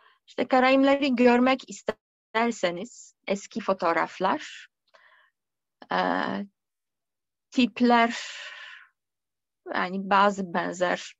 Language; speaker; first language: Turkish; non-native, fluent; Polish